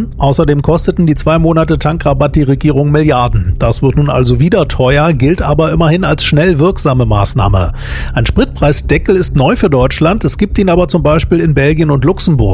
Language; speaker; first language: German; native; German